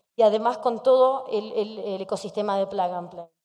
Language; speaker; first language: Spanish; native; Spanish